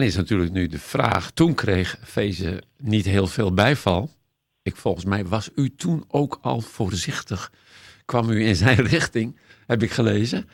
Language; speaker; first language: Dutch; native; Dutch